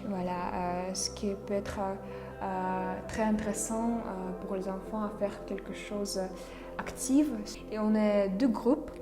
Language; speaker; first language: French; non-native, fluent; Russian